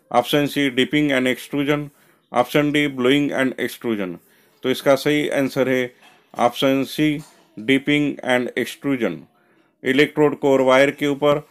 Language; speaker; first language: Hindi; non-native, local second language; Marathi